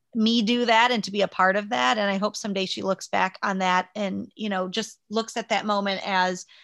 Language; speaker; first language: English; native; English